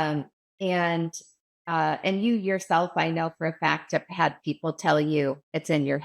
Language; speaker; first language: English; native; English